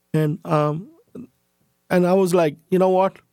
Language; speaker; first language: English; non-native, local second language; Urdu